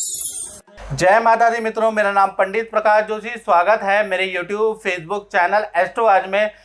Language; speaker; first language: Hindi; native; Hindi